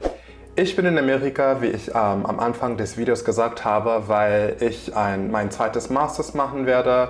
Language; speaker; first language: German; non-native, fluent; English